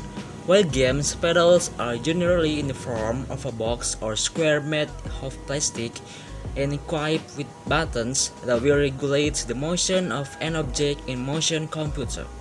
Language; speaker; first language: English; non-native, learner; Indonesian